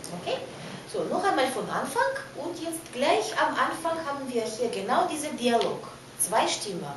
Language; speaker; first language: German; non-native, fluent; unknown